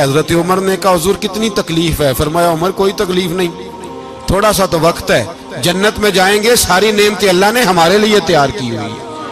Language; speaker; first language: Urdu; non-native, local second language; Punjabi